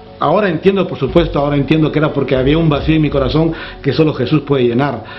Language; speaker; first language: Spanish; native; Spanish